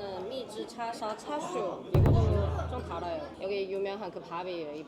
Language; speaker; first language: Korean; non-native, learner; Chinese